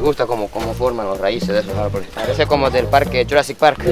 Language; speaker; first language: Spanish; non-native, fluent; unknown